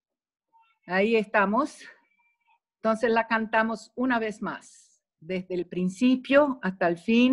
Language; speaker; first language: Spanish; non-native, fluent; Portuguese